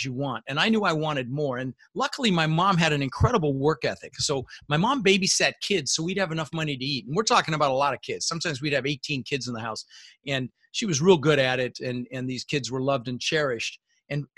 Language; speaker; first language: English; early bilingual, other home language; Dutch